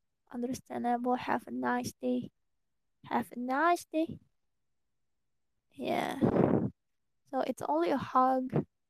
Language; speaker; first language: English; non-native, learner; Indonesian